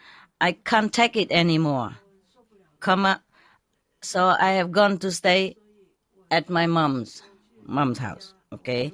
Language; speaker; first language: English; non-native, fluent; Vietnamese